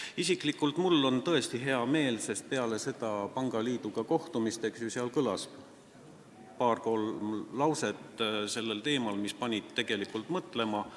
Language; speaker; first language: Estonian; non-native, local second language; Russian